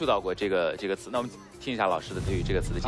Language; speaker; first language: Chinese; native; Chinese